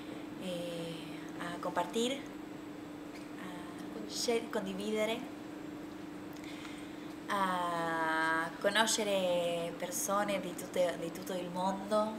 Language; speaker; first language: Italian; non-native, learner; Spanish